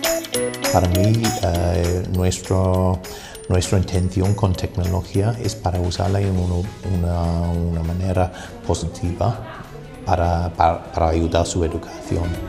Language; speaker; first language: Spanish; non-native, fluent; English